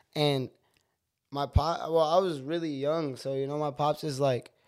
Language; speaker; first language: English; native; English